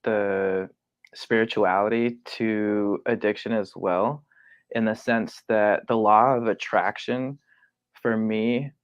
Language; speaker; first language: English; native; English